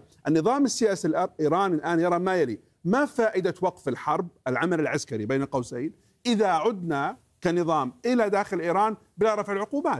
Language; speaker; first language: Arabic; native; Arabic